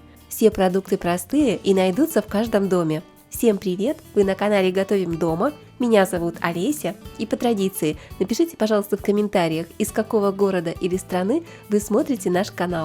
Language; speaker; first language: Russian; native; Russian